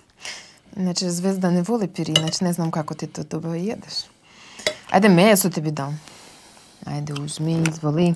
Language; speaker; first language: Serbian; non-native, learner; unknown